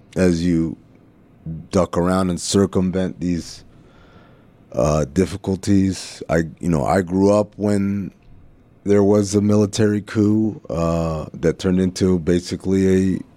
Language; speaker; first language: English; early bilingual, other home language; Arabic